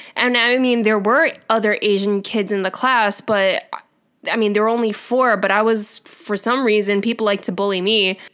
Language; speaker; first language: English; native; English